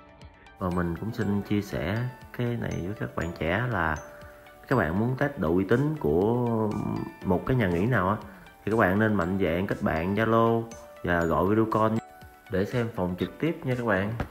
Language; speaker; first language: Vietnamese; native; Vietnamese